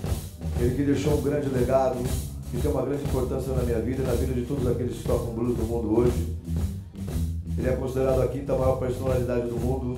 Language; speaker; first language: Portuguese; native; Portuguese